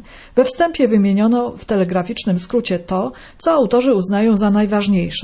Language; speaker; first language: Polish; native; Polish